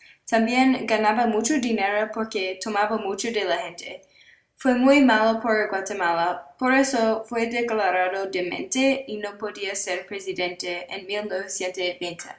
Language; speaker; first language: Spanish; non-native, learner; English